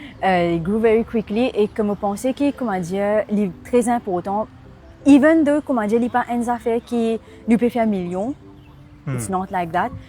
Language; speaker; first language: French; non-native, local second language; Morisyen